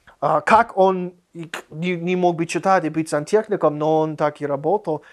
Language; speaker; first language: Russian; non-native, fluent; English